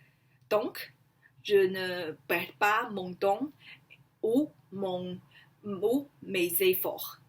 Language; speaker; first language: French; non-native, learner; Chinese